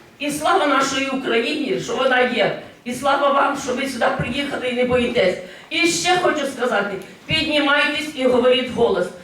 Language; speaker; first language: Ukrainian; native; Ukrainian